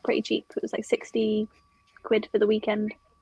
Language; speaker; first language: English; native; English